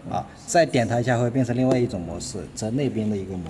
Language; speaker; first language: Chinese; native; Chinese